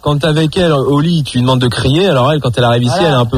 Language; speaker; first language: French; native; French